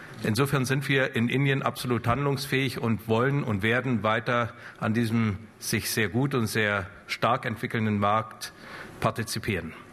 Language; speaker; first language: German; native; German